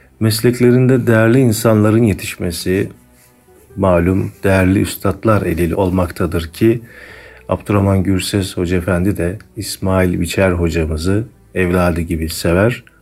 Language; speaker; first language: Turkish; native; Turkish